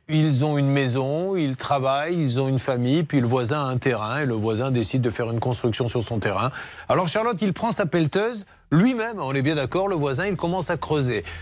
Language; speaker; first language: French; native; French